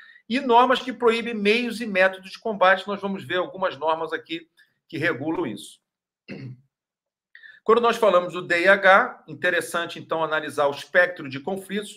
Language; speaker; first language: Portuguese; native; Portuguese